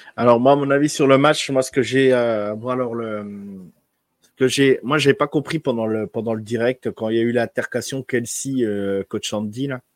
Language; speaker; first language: French; native; French